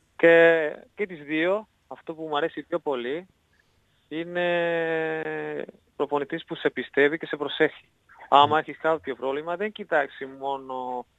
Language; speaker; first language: Greek; non-native, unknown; Spanish